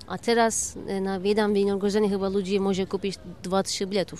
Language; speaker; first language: Polish; non-native, learner; Turkish